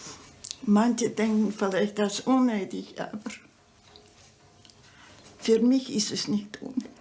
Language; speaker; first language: German; early bilingual, heritage; German